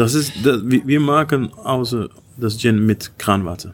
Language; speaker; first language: German; non-native, learner; Dutch